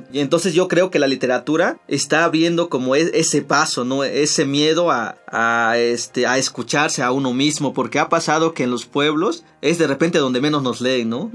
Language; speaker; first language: Spanish; non-native, local second language; Nahuatl languages